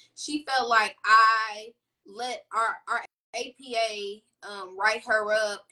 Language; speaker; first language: English; native; English